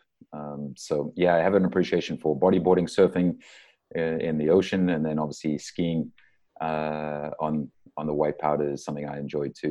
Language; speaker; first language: English; native; English